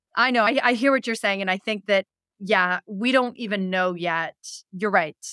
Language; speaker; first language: English; native; English